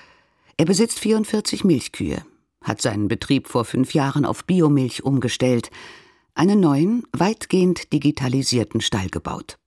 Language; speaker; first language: German; native; German